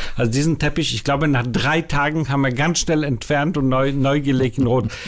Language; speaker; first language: German; non-native, fluent; Danish